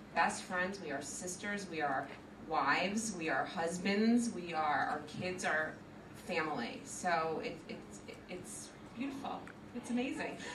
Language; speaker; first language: English; native; English